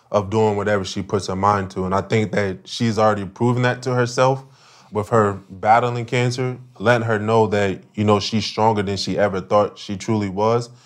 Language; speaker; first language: English; native; English